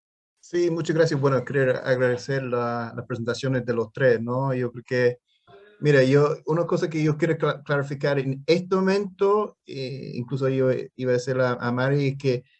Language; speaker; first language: Spanish; non-native, fluent; English